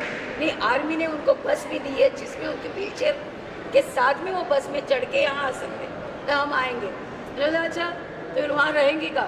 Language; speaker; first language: Hindi; native; Hindi